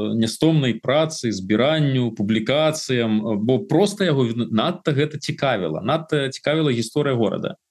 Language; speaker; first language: Belarusian; native; Belarusian